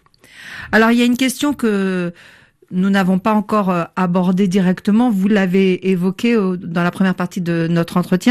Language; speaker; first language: French; native; French